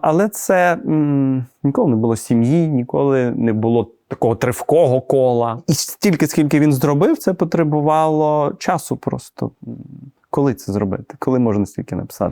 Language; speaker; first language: Ukrainian; native; Ukrainian